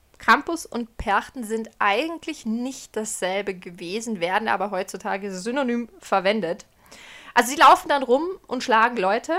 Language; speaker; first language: German; early bilingual, other home language; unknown